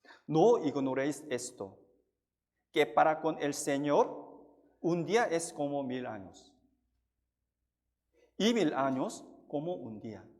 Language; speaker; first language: Spanish; non-native, fluent; Korean